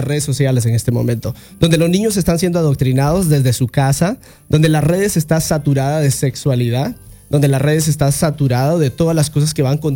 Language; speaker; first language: Spanish; native; Spanish